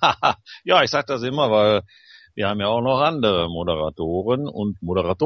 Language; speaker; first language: German; native; German